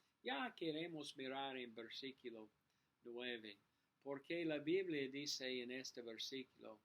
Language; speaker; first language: Spanish; non-native, learner; English